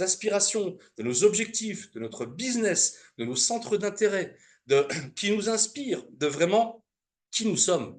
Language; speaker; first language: French; native; French